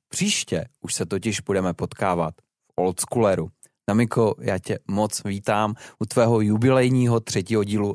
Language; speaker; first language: Czech; native; Czech